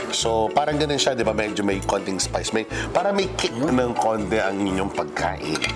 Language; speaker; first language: Filipino; non-native, local second language; Pampanga